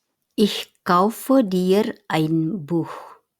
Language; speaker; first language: German; non-native, fluent; Indonesian